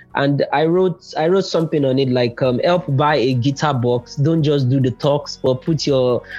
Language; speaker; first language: English; non-native, local second language; Yoruba